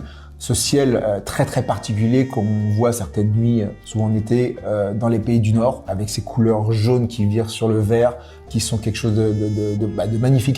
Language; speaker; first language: French; native; French